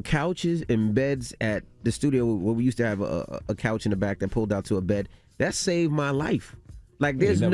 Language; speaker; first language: English; native; English